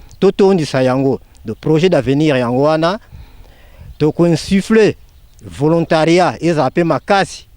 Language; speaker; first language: Lingala; non-native, local second language; Kongo